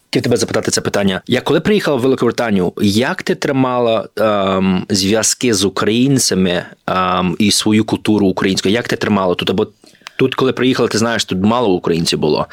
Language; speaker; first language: Ukrainian; early bilingual, heritage; Ukrainian